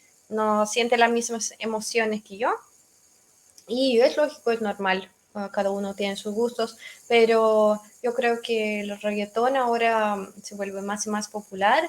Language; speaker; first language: Spanish; non-native, fluent; Russian